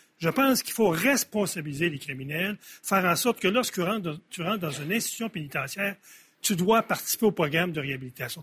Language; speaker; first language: French; native; French